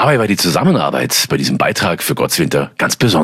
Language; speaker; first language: German; native; German